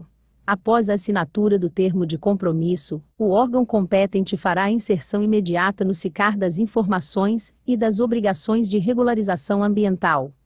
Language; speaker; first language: Portuguese; native; Portuguese